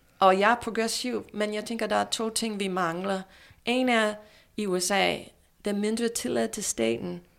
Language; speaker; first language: Danish; non-native, fluent; English